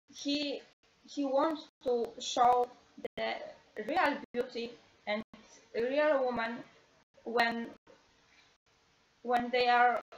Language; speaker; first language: English; non-native, learner; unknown